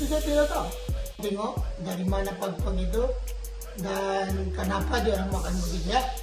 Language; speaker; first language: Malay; non-native, local second language; Filipino